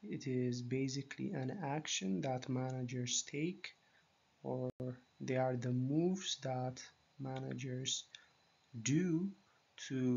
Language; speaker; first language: English; non-native, local second language; Amharic